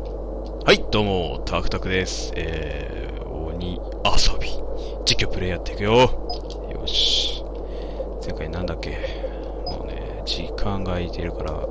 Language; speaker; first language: Japanese; native; Japanese